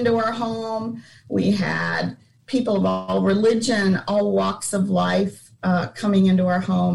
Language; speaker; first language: English; native; English